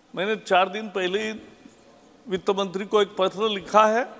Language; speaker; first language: Hindi; non-native, local second language; Marathi